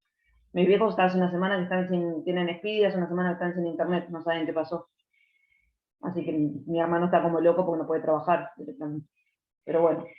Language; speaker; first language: Spanish; native; Spanish